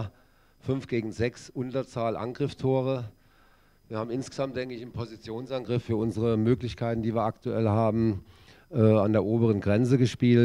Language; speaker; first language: German; native; German